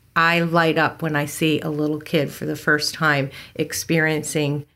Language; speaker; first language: English; native; English